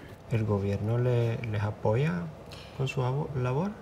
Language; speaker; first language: Spanish; non-native, fluent; Dutch